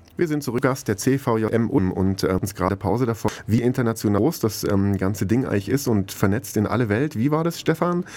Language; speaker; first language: German; native; German